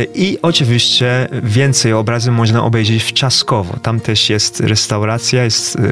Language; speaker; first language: Polish; non-native, fluent; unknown